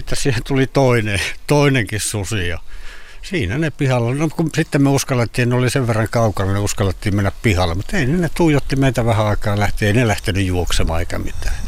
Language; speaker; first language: Finnish; native; Finnish